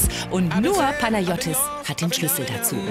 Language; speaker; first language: German; native; German